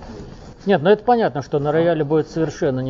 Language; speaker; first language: Russian; native; Russian